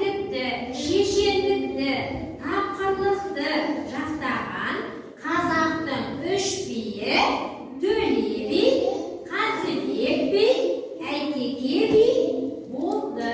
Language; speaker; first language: Kazakh; native; Kazakh